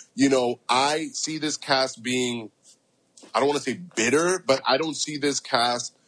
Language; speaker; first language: English; early bilingual, other home language; Spanish